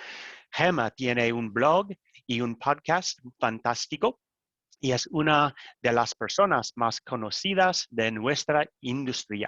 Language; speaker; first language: Spanish; non-native, learner; English